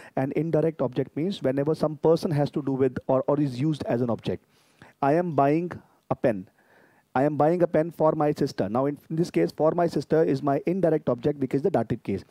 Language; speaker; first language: English; non-native, local second language; Hindi